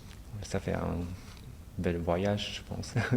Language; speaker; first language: French; non-native, fluent; Japanese